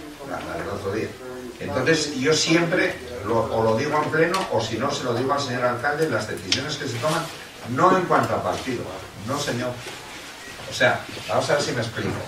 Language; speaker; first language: Spanish; native; Spanish